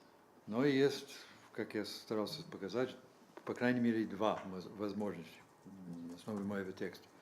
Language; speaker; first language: Russian; non-native, fluent; English